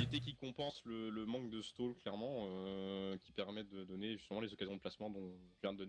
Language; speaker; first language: French; native; French